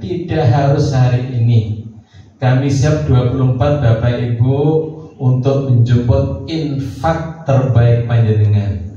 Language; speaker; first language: Indonesian; non-native, local second language; Javanese